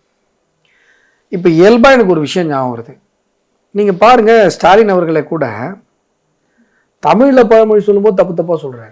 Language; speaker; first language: Tamil; native; Tamil